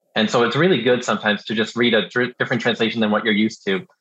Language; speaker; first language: English; early bilingual, other home language; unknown